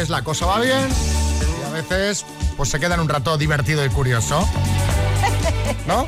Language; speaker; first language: Spanish; native; Spanish